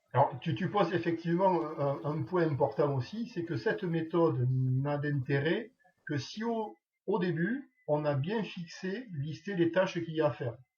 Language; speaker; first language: French; native; French